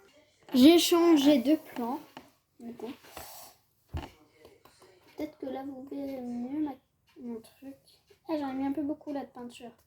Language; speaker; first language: French; native; French